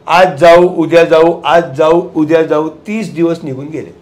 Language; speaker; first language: Marathi; non-native, local second language; Gujarati